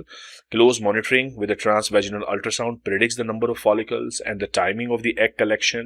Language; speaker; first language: English; non-native, local second language; Urdu